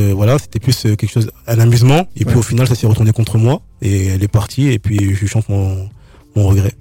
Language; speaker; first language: French; native; French